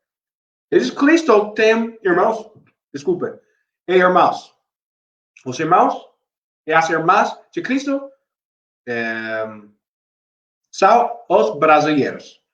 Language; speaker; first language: Portuguese; non-native, learner; English